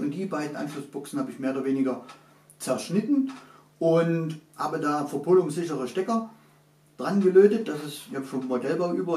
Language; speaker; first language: German; native; German